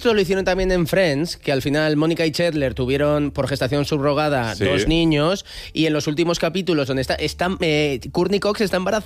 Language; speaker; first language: Spanish; native; Spanish